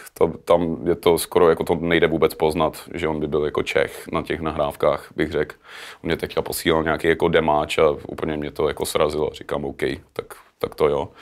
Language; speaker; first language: Czech; early bilingual, heritage; Czech